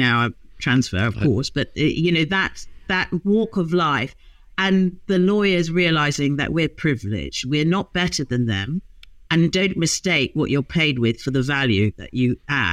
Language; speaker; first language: English; native; English